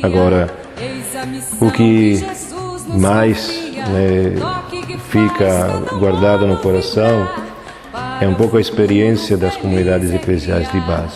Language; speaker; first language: Portuguese; non-native, fluent; Italian